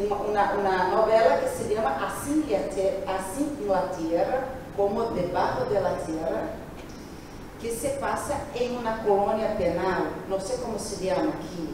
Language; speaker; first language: Spanish; non-native, learner; Portuguese